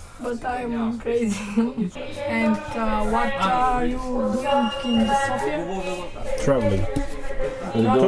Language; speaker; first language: English; non-native, learner; Bulgarian